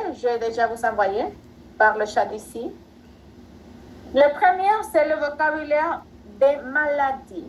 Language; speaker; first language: French; non-native, fluent; Spanish